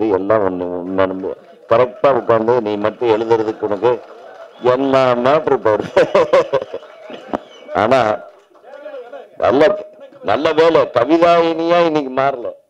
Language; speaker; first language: Tamil; native; Tamil